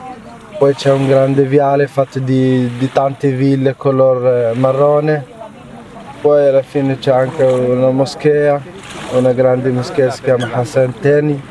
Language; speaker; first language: Italian; non-native, learner; Arabic